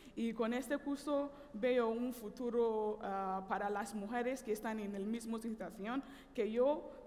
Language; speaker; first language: Spanish; non-native, fluent; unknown